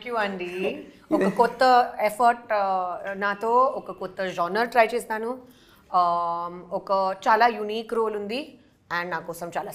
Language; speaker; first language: Telugu; non-native, learner; Hindi